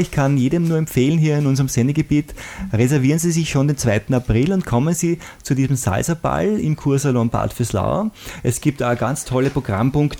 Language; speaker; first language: German; native; German